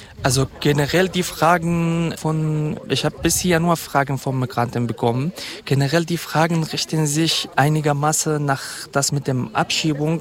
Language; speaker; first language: German; non-native, fluent; Kurdish